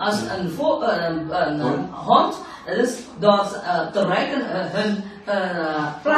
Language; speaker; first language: Dutch; non-native, learner; Indonesian